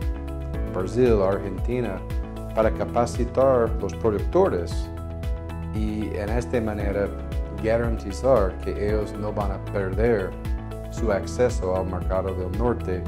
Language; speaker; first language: Spanish; non-native, fluent; English